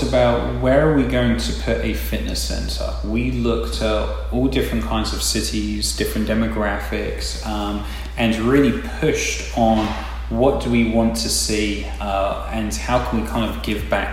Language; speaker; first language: English; native; English